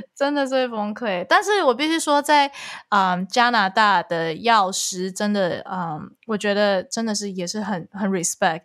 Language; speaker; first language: Chinese; early bilingual, heritage; Chinese